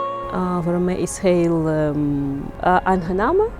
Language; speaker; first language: Dutch; non-native, learner; Georgian